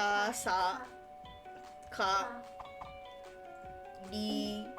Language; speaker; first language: Japanese; non-native, learner; English